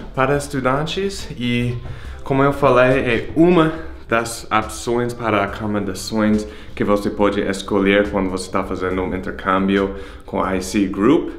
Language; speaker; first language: Portuguese; non-native, fluent; English